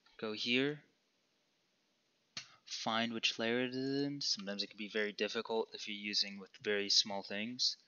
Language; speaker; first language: English; native; English